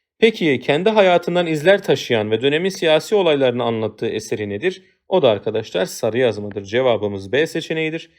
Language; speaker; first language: Turkish; native; Turkish